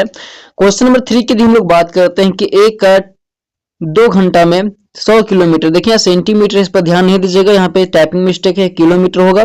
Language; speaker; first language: Hindi; native; Hindi